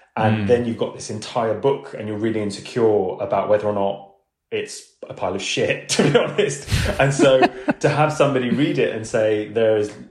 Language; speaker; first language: English; early bilingual, other home language; Urdu